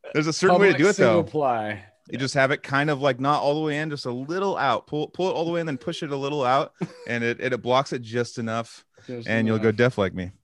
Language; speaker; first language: English; native; English